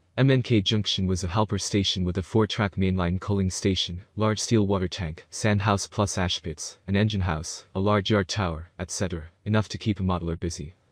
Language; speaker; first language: English; native; English